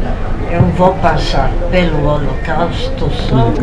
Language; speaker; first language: Portuguese; non-native, fluent; Polish